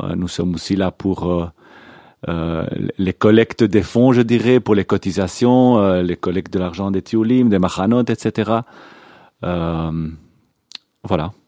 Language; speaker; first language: French; non-native, local second language; Hebrew